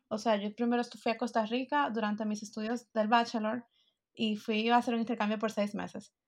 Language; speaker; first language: Spanish; native; Spanish